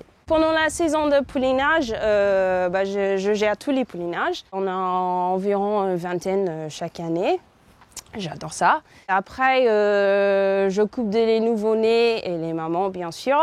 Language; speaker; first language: French; non-native, fluent; English